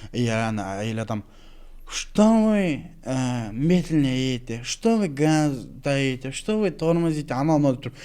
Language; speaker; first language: Russian; non-native, local second language; Kazakh